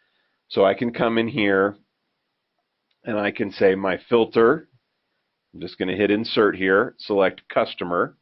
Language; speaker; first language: English; native; English